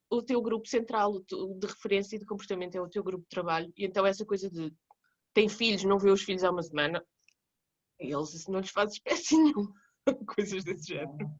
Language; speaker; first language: Portuguese; native; Portuguese